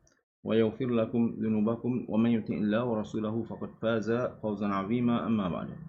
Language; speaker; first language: Arabic; non-native, fluent; Malay